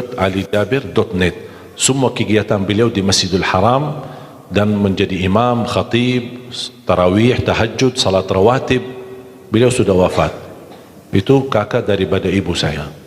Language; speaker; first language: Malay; non-native, fluent; Arabic